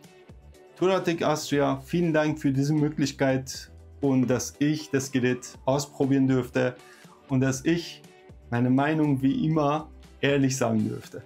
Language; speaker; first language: German; non-native, fluent; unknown